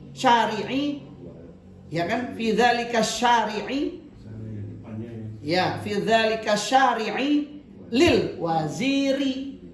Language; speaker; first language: Arabic; non-native, fluent; Indonesian